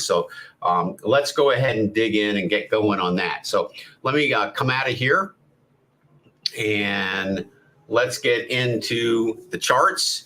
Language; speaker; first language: English; native; English